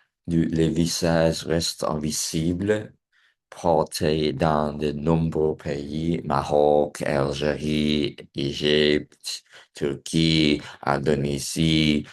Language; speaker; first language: French; non-native, learner; English